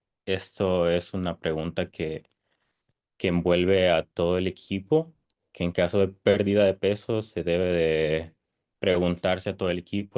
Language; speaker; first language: Spanish; native; Spanish